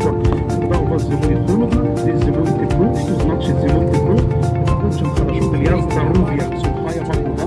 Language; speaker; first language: Russian; non-native, learner; Arabic